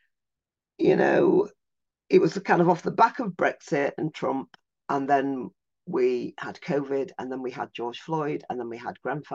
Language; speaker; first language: English; native; English